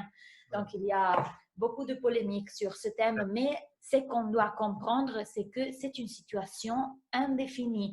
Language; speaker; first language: French; non-native, fluent; Italian